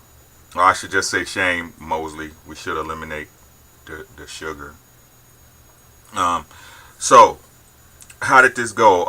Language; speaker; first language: English; native; English